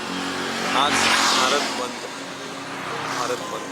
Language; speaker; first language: Hindi; native; Hindi